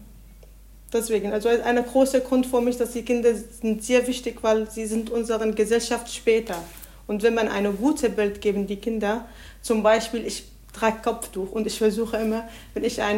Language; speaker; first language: German; non-native, learner; Arabic